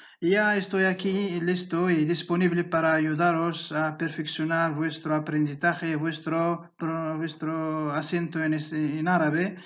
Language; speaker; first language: Spanish; non-native, fluent; Arabic